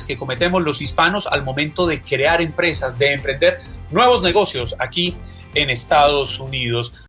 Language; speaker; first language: Spanish; native; Spanish